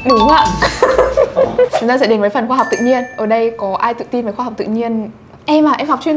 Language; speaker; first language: Vietnamese; native; Vietnamese